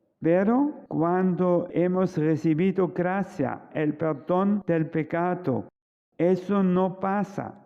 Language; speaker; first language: Spanish; non-native, fluent; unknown